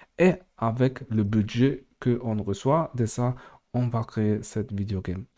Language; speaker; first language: French; non-native, fluent; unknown